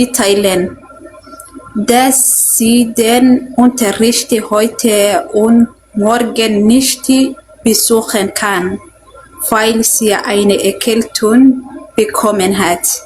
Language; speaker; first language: German; non-native, learner; Somali